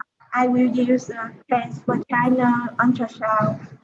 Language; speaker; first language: English; non-native, learner; Vietnamese